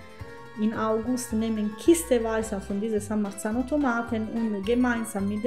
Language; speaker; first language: German; non-native, fluent; Italian